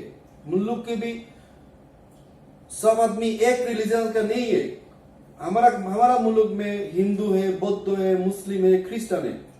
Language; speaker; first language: Hindi; non-native, learner; Bangla